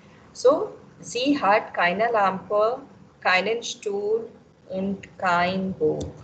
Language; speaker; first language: German; non-native, fluent; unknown